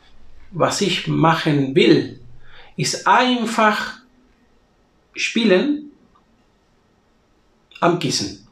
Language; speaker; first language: German; non-native, fluent; Spanish